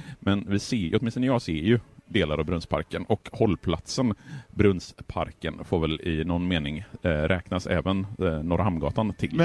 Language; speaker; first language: Swedish; native; Swedish